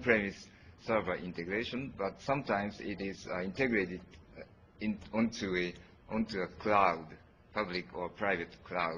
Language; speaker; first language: English; non-native, fluent; Japanese